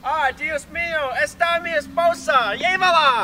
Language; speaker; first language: Spanish; non-native, learner; English